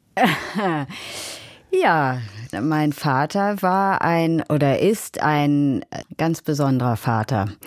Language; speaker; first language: German; native; German